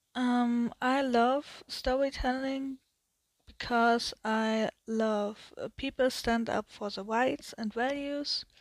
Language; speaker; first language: English; non-native, learner; German